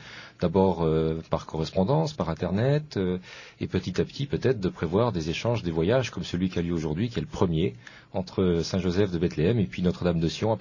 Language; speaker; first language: French; native; French